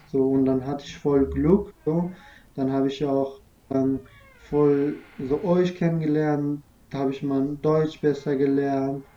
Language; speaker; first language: German; non-native, fluent; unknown